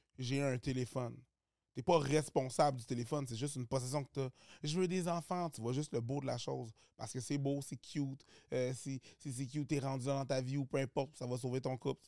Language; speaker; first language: French; early bilingual, other home language; Haitian Creole